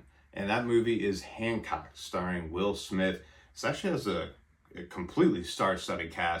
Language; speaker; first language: English; native; English